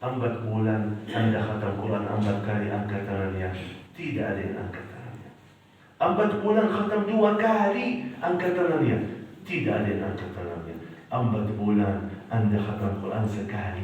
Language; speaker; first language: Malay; non-native, fluent; Arabic